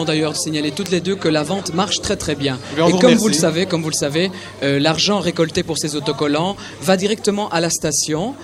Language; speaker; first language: French; native; French